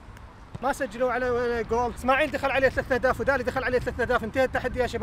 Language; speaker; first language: Arabic; native; Arabic